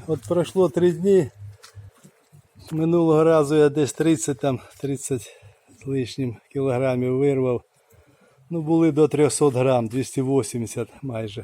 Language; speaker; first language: Ukrainian; native; Ukrainian